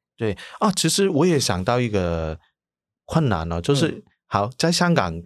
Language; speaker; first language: Chinese; non-native, local second language; Cantonese